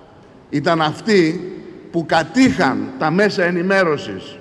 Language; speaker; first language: Greek; native; Greek